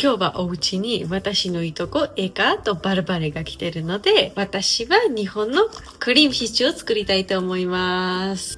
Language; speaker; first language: Japanese; non-native, learner; Georgian